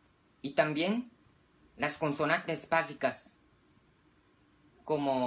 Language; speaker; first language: Spanish; non-native, fluent; Korean